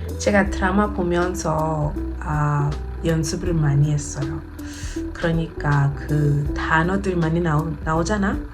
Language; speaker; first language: Korean; non-native, learner; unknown